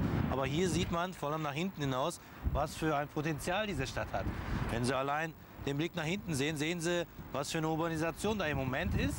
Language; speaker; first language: German; early bilingual, other home language; Turkish